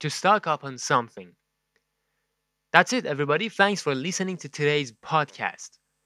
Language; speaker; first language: English; non-native, fluent; Persian